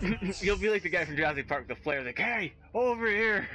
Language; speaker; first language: English; native; English